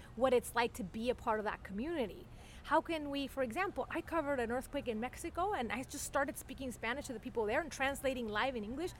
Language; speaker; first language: English; non-native, fluent; Spanish